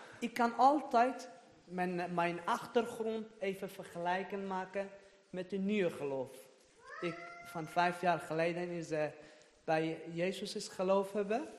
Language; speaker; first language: Dutch; non-native, learner; Persian